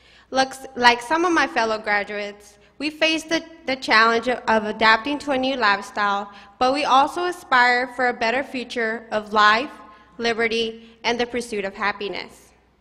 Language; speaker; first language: English; early bilingual, other home language; Spanish